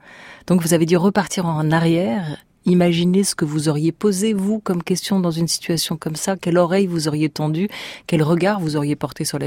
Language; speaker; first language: French; native; French